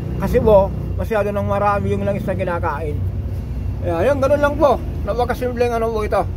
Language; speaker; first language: Filipino; native; Filipino